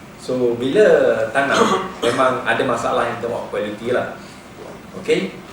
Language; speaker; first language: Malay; native; Malay